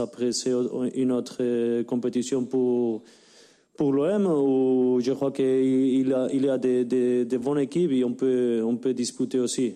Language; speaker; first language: French; non-native, learner; Spanish